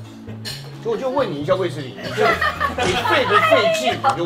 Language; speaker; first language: Chinese; native; Chinese